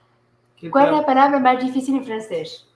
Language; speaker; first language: Portuguese; non-native, learner; French